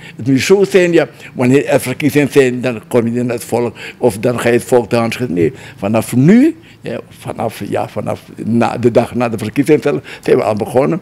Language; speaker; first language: Dutch; non-native, local second language; Javanese